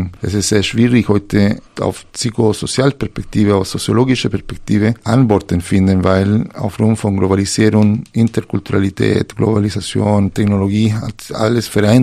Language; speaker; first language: German; non-native, fluent; Spanish